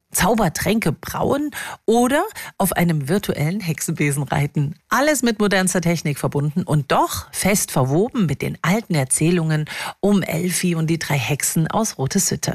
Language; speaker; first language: German; native; German